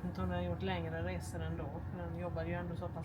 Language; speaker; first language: Swedish; native; Swedish